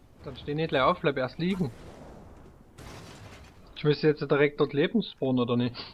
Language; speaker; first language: German; native; German